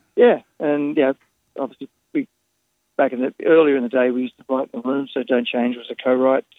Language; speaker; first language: English; native; English